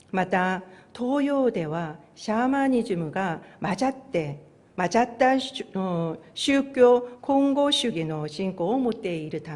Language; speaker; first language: Japanese; non-native, fluent; Korean